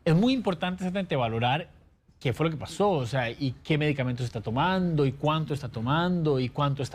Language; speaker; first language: Spanish; native; Spanish